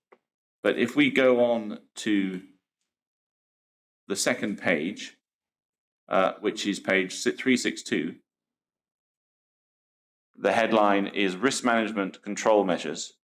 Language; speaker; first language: English; native; English